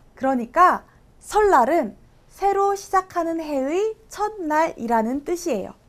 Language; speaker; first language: Korean; native; Korean